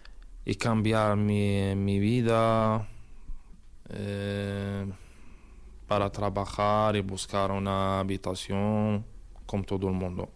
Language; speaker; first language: Spanish; non-native, learner; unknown